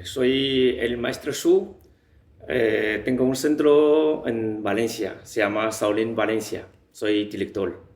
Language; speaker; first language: Spanish; non-native, learner; Chinese